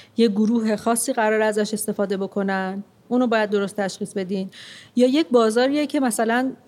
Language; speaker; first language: Persian; non-native, local second language; Armenian